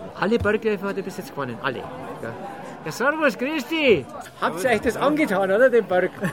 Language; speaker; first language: German; native; German